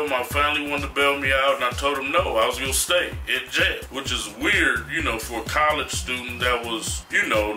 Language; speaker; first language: English; native; English